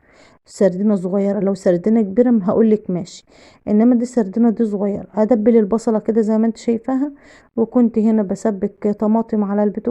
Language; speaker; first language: Arabic; native; Arabic